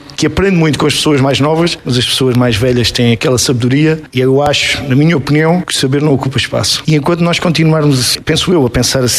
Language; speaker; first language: Portuguese; native; Portuguese